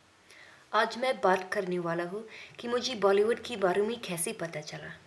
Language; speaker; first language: Hindi; non-native, learner; English